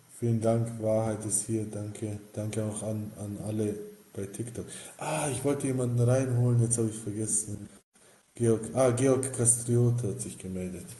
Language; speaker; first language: German; early bilingual, other home language; Bosnian